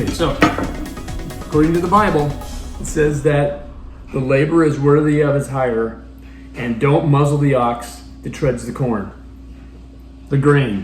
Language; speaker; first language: English; native; English